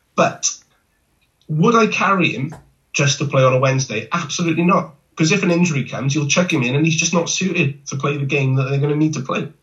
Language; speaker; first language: English; native; English